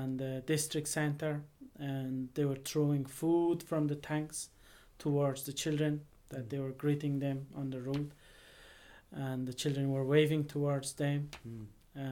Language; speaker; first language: English; non-native, fluent; Persian